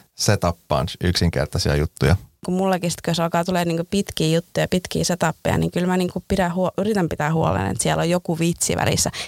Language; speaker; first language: Finnish; non-native, local second language; Swedish